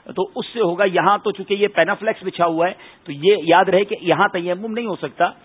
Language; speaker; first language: Urdu; native; Urdu